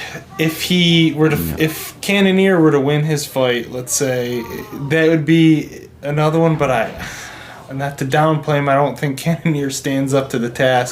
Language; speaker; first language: English; native; English